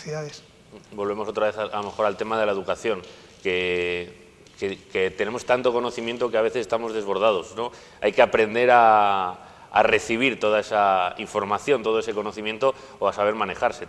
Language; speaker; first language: Spanish; native; Spanish